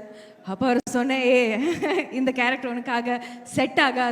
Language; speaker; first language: Tamil; non-native, fluent; Malayalam